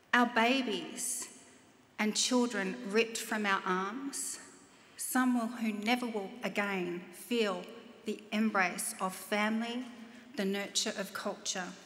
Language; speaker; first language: English; native; English